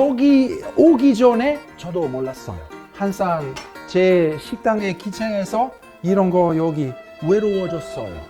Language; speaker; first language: Korean; non-native, fluent; Italian